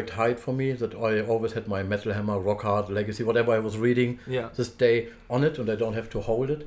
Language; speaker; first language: English; non-native, learner; German